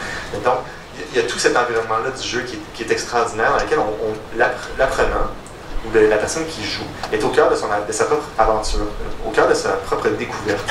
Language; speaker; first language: French; native; French